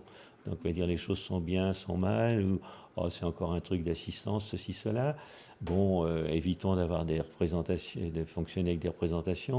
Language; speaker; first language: French; native; French